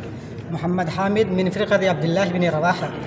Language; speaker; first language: Arabic; non-native, learner; Urdu